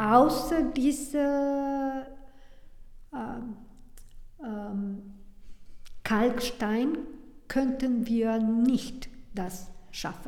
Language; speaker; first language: German; non-native, learner; Spanish